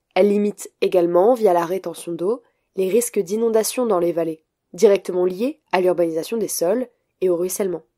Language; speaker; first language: French; native; French